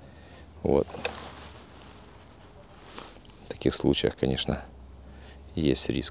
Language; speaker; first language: Russian; native; Russian